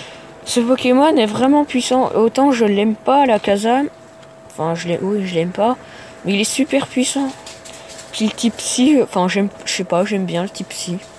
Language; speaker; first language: French; native; French